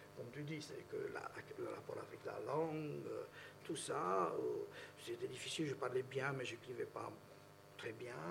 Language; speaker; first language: French; non-native, fluent; Romanian